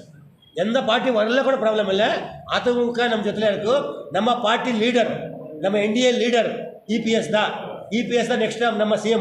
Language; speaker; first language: Tamil; non-native, learner; Kannada